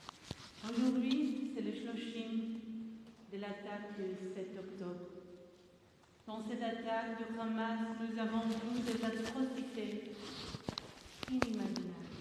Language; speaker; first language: French; non-native, fluent; Hebrew